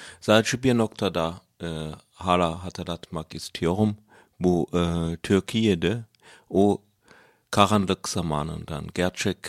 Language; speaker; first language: Turkish; non-native, learner; German